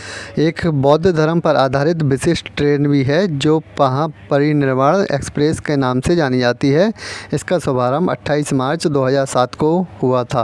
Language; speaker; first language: Hindi; native; Hindi